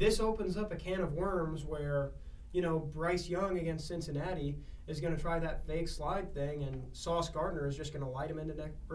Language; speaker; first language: English; native; English